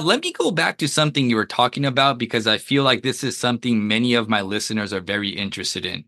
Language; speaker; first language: English; early bilingual, other home language; Japanese